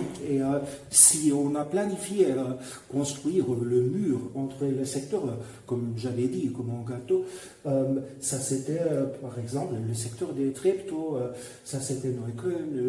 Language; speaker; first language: French; non-native, fluent; German